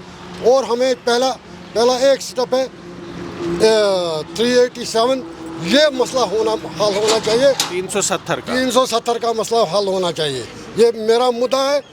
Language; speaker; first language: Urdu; non-native, local second language; Kashmiri